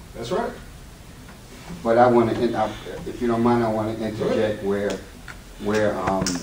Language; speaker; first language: English; native; English